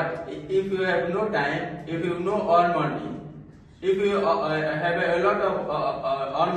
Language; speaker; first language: English; non-native, learner; Hindi